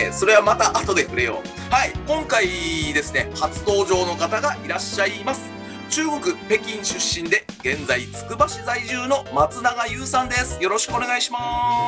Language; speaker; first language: Japanese; native; Japanese